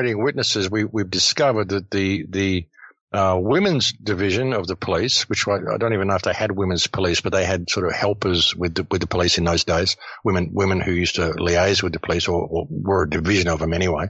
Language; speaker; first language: English; native; English